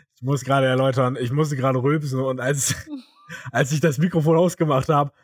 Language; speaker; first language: German; native; German